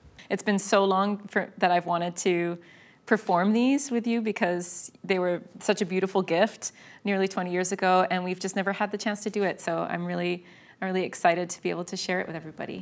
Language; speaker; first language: English; early bilingual, other home language; French